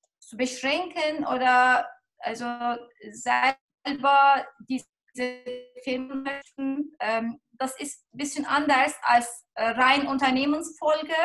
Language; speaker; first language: German; non-native, fluent; Turkish